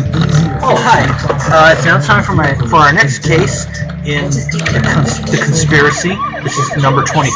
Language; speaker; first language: English; native; English